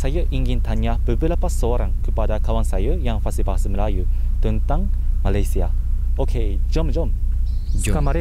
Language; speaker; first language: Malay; non-native, learner; Japanese